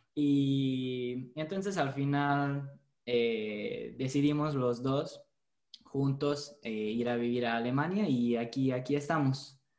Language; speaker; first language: Spanish; non-native, fluent; Italian